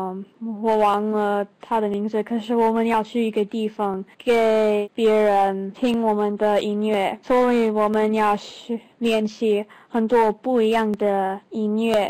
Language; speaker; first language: Chinese; non-native, learner; English